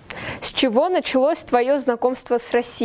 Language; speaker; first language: Russian; native; Russian